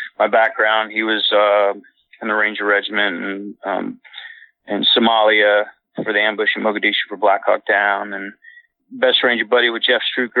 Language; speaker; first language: English; native; English